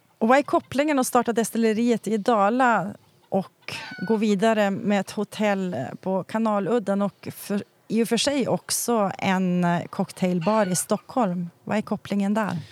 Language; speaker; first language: Swedish; native; Swedish